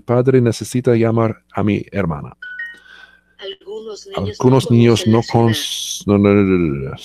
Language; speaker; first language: Spanish; non-native, learner; English